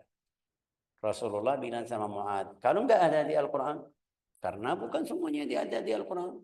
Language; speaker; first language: Indonesian; non-native, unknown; Arabic